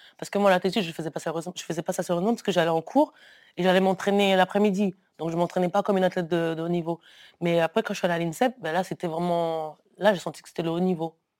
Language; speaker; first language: French; early bilingual, other home language; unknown